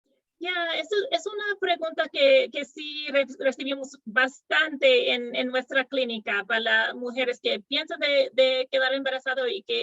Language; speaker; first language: Spanish; non-native, fluent; English